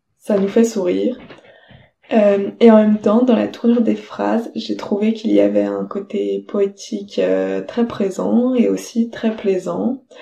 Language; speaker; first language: French; non-native, fluent; Italian